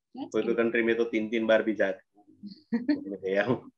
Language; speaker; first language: Hindi; non-native, local second language; Gujarati